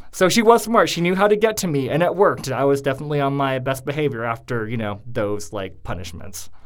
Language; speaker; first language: English; native; English